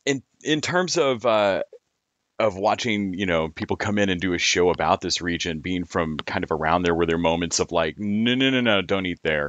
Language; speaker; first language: English; native; English